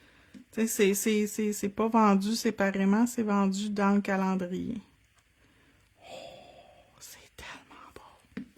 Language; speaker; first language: French; native; French